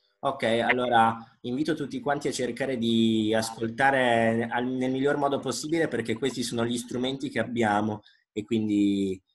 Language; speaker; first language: Italian; native; Italian